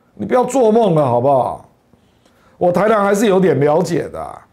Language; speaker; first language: Chinese; native; Chinese